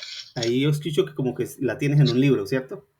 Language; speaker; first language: Spanish; native; Spanish